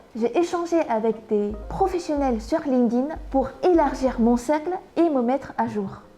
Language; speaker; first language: French; non-native, fluent; Vietnamese